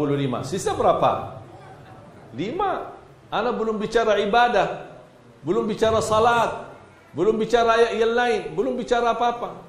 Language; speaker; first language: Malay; non-native, fluent; Arabic